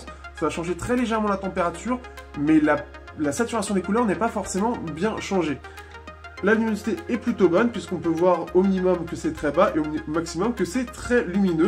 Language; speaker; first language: French; native; French